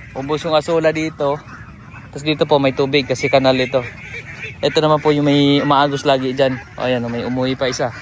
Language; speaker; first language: Filipino; non-native, local second language; Cebuano